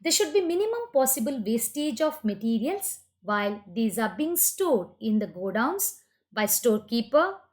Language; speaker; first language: English; non-native, local second language; Kannada